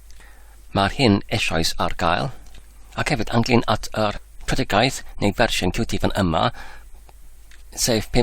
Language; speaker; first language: Welsh; non-native, learner; English